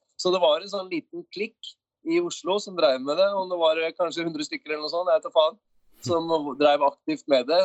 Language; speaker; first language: Norwegian; native; Norwegian